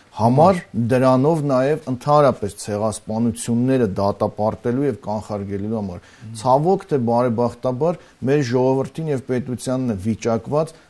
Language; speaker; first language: Armenian; native; Armenian